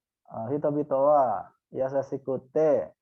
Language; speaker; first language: Japanese; non-native, learner; Indonesian